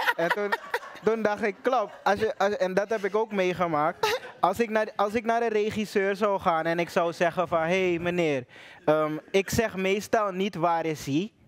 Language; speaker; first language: Dutch; native; Dutch